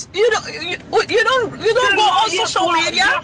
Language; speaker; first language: English; non-native, fluent; Haitian Creole